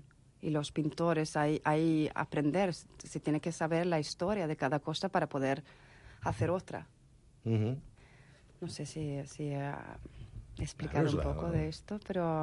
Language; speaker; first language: Spanish; non-native, fluent; Swedish